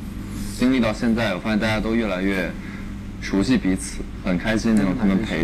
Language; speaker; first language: Chinese; native; Chinese